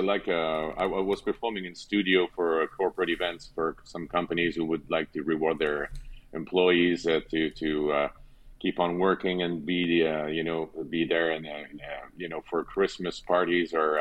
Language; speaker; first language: English; non-native, fluent; French